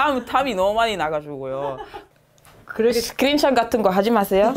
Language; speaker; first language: Korean; non-native, fluent; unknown